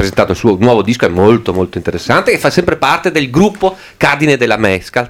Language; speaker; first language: Italian; native; Italian